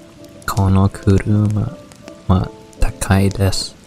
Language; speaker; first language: Japanese; non-native, learner; English